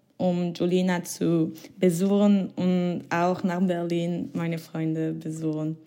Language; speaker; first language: German; non-native, learner; French